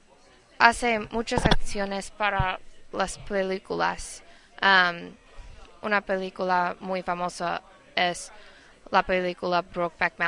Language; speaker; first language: Spanish; non-native, learner; English